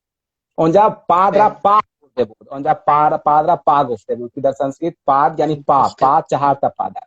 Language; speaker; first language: Persian; non-native, fluent; Hindi